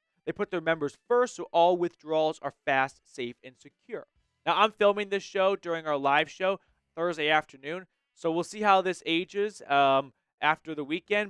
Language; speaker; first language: English; native; English